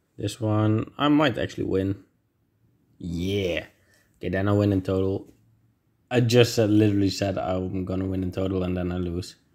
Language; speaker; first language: English; non-native, fluent; Dutch